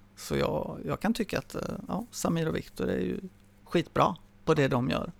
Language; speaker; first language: Swedish; early bilingual, other home language; Spanish